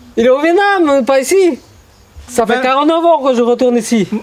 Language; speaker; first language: French; early bilingual, other home language; Vietnamese